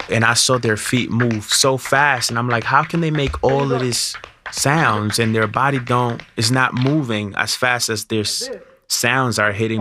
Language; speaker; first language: English; non-native, fluent; Spanish